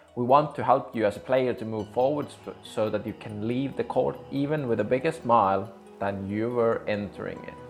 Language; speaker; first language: English; non-native, fluent; Finnish